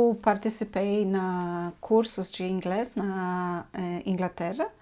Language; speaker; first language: Portuguese; non-native, fluent; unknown